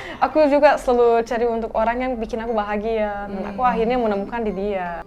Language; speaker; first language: Indonesian; non-native, fluent; Turkish